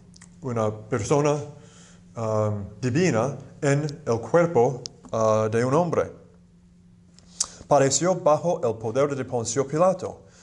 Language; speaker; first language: Spanish; non-native, fluent; English